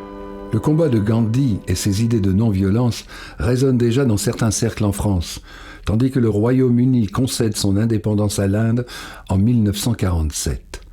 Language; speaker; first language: French; native; French